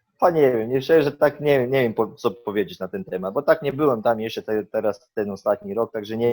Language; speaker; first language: Polish; non-native, fluent; Croatian